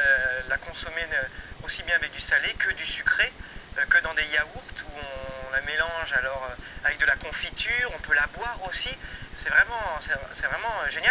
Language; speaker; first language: French; native; French